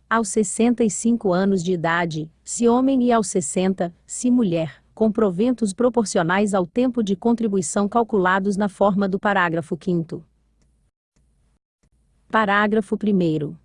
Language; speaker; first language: Portuguese; native; Portuguese